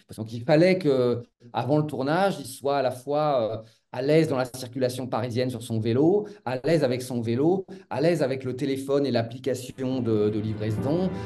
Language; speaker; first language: French; native; French